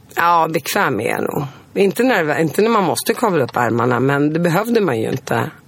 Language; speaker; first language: Swedish; early bilingual, other home language; Arabic